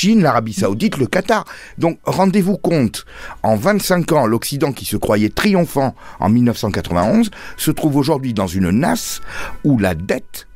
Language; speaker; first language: French; native; French